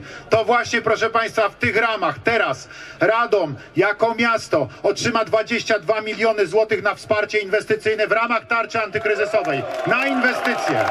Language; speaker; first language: Polish; native; Polish